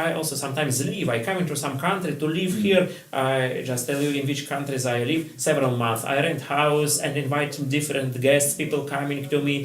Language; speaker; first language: English; non-native, learner; Russian